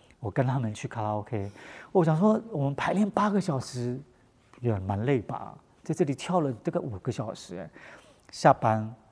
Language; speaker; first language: Chinese; non-native, local second language; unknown